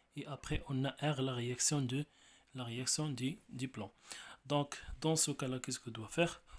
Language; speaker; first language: French; non-native, local second language; Arabic